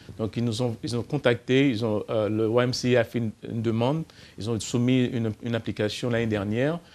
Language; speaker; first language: French; non-native, fluent; English